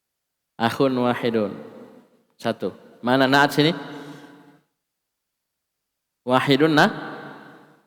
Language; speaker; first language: Arabic; non-native, fluent; Indonesian